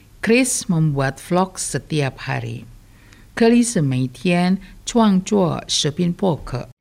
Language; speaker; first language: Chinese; early bilingual, heritage; Chinese